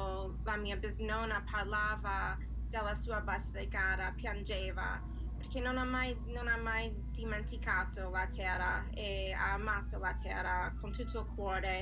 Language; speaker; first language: Italian; non-native, learner; English